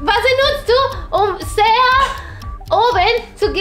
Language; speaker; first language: German; non-native, learner; Spanish